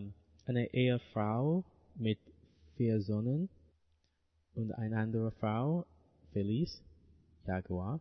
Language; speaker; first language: German; non-native, learner; English